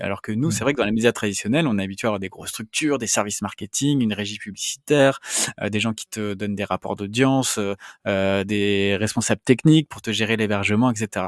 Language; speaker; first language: French; native; French